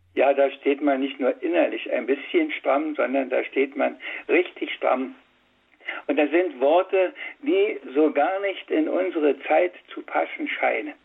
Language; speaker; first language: German; native; German